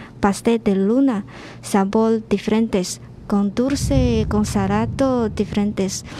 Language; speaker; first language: Spanish; non-native, learner; Chinese